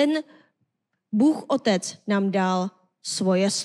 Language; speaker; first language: Czech; non-native, learner; Korean